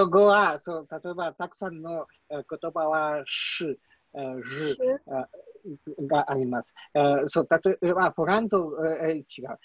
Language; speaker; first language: Japanese; non-native, learner; Polish